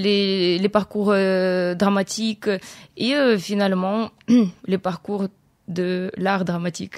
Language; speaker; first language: French; non-native, fluent; Ukrainian